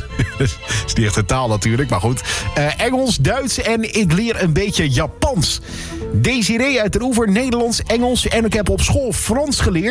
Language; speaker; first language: Dutch; native; Dutch